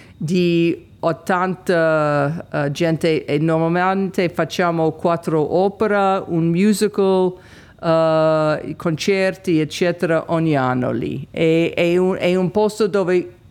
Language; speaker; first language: Italian; non-native, fluent; English